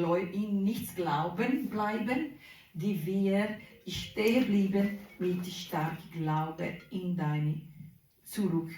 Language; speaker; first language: German; non-native, learner; Portuguese